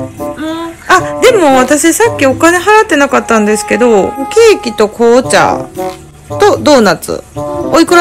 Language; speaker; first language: Japanese; native; Japanese